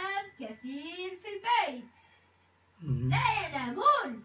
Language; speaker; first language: Arabic; native; Arabic